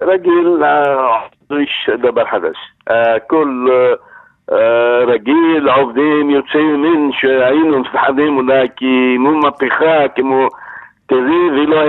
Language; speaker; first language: Hebrew; non-native, learner; Arabic